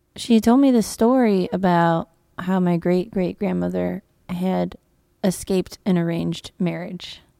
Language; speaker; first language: English; native; English